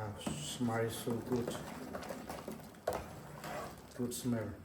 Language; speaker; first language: English; non-native, learner; Khmer